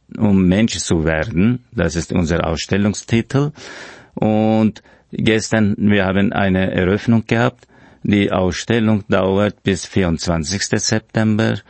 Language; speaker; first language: German; non-native, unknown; Kurdish